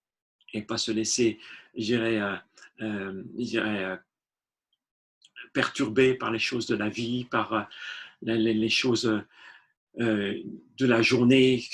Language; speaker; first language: French; native; French